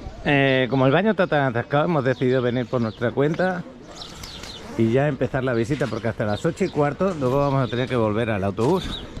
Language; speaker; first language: Spanish; native; Spanish